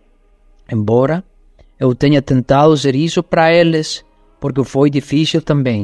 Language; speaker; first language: Portuguese; non-native, fluent; Spanish